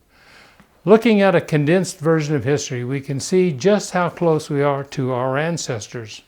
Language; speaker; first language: English; native; English